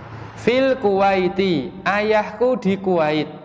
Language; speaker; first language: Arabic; non-native, fluent; Indonesian